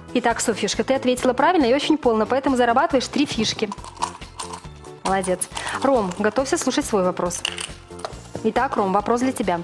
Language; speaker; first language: Russian; native; Russian